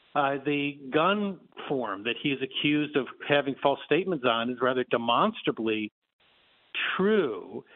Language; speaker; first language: English; native; English